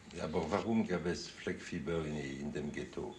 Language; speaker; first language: German; non-native, fluent; French